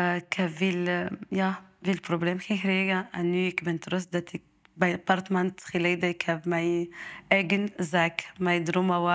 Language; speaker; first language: Dutch; non-native, learner; Arabic